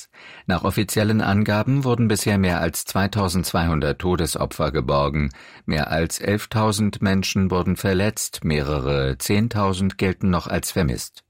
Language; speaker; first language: German; native; German